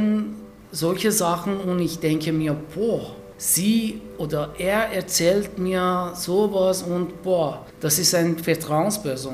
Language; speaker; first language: German; non-native, fluent; Persian